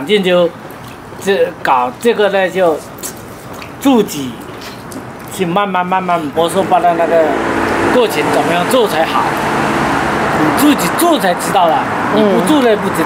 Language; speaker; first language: Chinese; non-native, local second language; Hakka Chinese